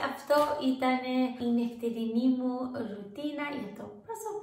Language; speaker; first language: Greek; early bilingual, heritage; English